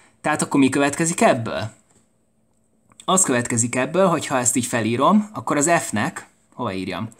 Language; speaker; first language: Hungarian; native; Hungarian